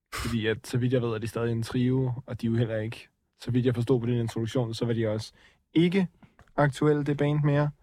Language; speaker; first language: Danish; native; Danish